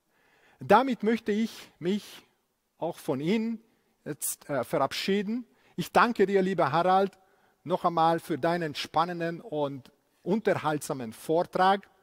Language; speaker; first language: German; non-native, fluent; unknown